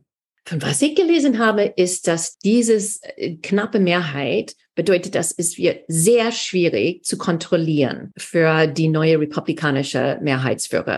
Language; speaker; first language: German; non-native, fluent; English